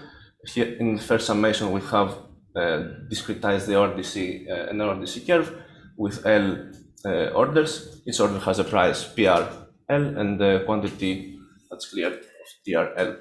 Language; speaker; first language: English; non-native, fluent; Greek